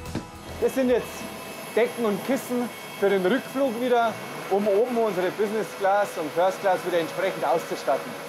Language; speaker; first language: German; native; German